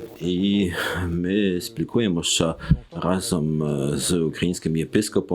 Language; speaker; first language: Ukrainian; non-native, learner; French